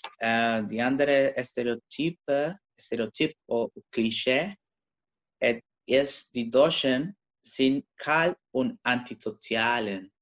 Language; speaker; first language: German; non-native, learner; Spanish